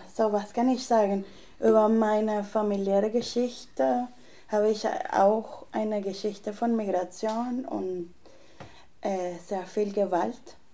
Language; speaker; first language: German; non-native, fluent; Spanish